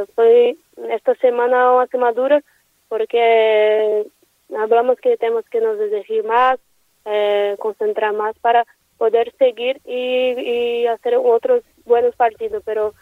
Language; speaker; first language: Spanish; non-native, learner; Portuguese